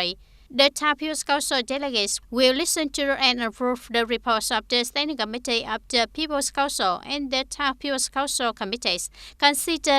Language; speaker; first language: English; non-native, fluent; Vietnamese